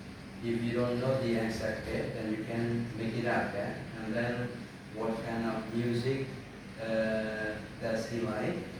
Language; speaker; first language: English; non-native, fluent; Indonesian